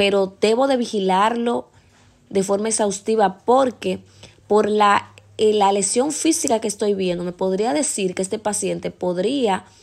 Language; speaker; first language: Spanish; native; Spanish